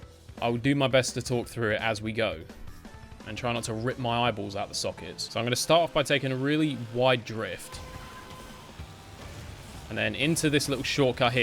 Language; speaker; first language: English; native; English